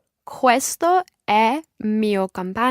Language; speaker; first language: Italian; non-native, learner; English